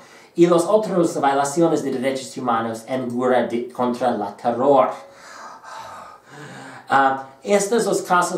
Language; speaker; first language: Spanish; non-native, learner; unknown